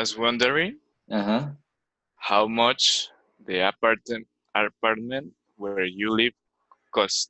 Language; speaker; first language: English; non-native, learner; Spanish